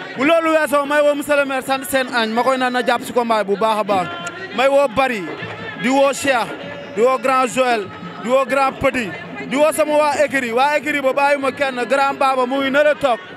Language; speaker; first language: Wolof; non-native, local second language; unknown